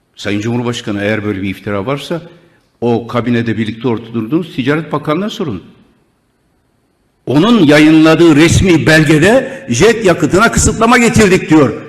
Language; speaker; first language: Turkish; native; Turkish